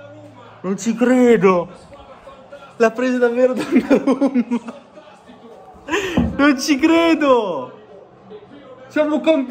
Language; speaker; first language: Italian; native; Italian